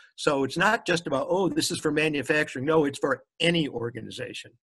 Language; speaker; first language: English; native; English